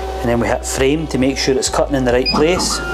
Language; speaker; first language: English; native; English